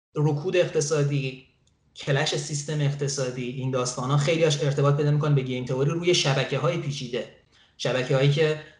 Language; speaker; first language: Persian; native; Persian